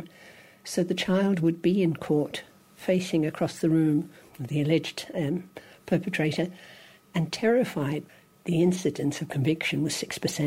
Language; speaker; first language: English; native; English